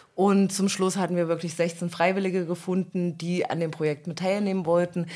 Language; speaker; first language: German; native; German